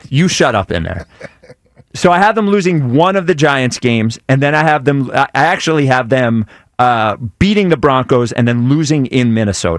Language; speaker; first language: English; native; English